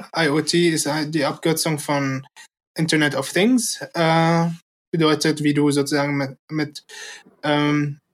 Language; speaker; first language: German; early bilingual, other home language; Arabic